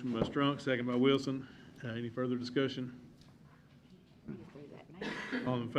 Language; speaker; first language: English; native; English